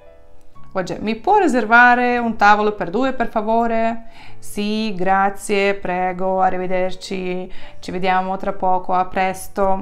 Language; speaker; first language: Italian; non-native, fluent; Ukrainian